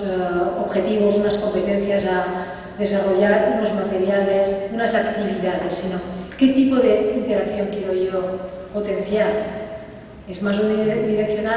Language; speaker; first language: Spanish; native; Spanish